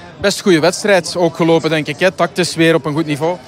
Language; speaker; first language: Dutch; native; Dutch